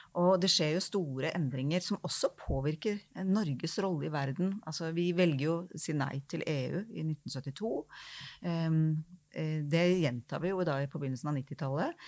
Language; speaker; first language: Norwegian; native; Norwegian